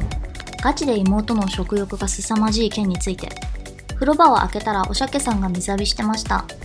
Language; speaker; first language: Japanese; native; Japanese